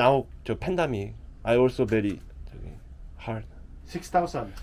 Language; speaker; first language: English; non-native, learner; Korean